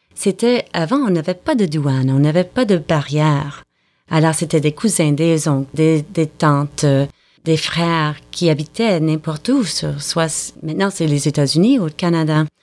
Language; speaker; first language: French; native; French